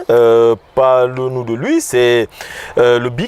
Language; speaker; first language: French; native; French